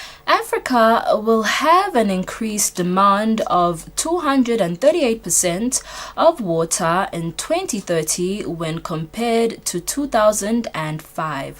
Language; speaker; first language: English; non-native, local second language; Swati